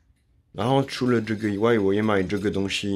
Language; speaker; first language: Chinese; non-native, fluent; French